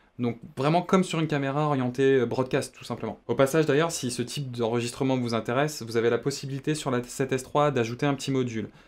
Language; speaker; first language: French; native; French